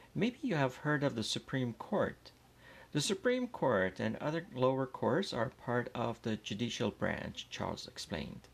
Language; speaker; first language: English; non-native, fluent; Persian